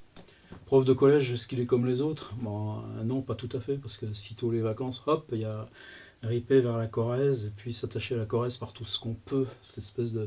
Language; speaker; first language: French; native; French